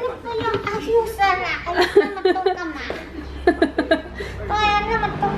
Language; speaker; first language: Filipino; non-native, learner; Indonesian